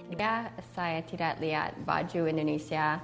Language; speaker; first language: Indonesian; early bilingual, heritage; English